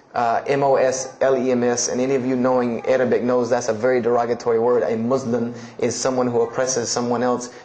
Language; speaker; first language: English; native; English